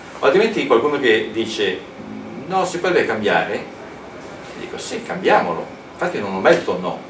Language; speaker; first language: Italian; native; Italian